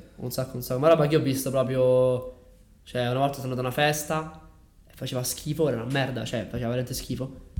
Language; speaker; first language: Italian; native; Italian